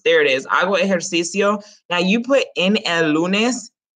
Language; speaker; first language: Spanish; early bilingual, heritage; Spanish